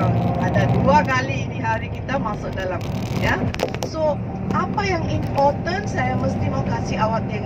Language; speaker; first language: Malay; non-native, local second language; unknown